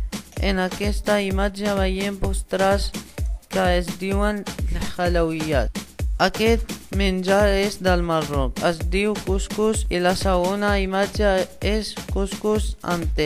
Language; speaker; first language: Catalan; non-native, learner; Arabic